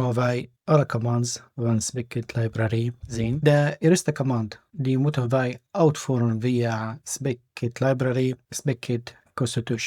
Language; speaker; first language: Dutch; non-native, fluent; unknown